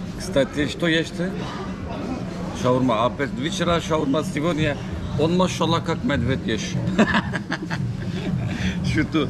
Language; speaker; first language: Russian; non-native, learner; Turkish